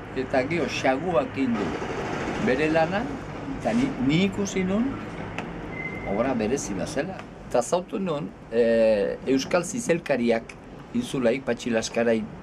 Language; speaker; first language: Basque; native; Basque